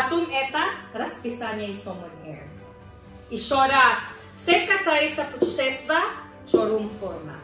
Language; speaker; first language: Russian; non-native, learner; Filipino